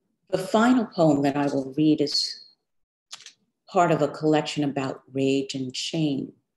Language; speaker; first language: English; native; English